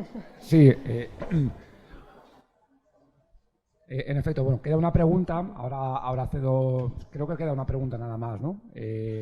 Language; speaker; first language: Spanish; native; Spanish